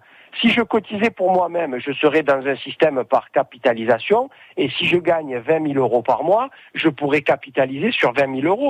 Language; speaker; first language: French; native; French